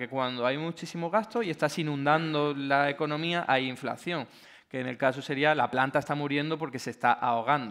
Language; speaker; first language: Spanish; native; Spanish